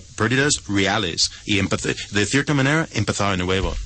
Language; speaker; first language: Spanish; non-native, fluent; English